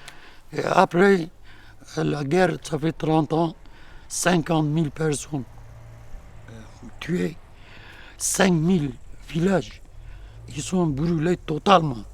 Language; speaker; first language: French; non-native, learner; Kurdish